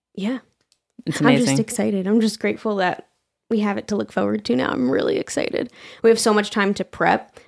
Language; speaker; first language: English; early bilingual, other home language; Italian